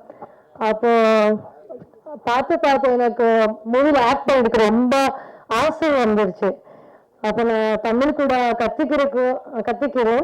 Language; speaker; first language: Tamil; non-native, learner; Kannada